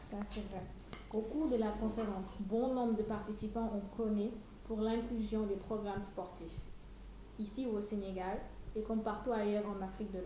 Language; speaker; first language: French; non-native, local second language; Wolof